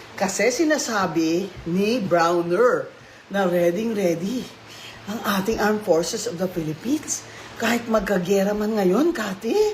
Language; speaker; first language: Filipino; non-native, local second language; Hiligaynon